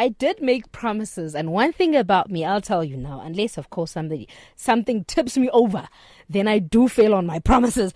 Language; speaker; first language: English; non-native, local second language; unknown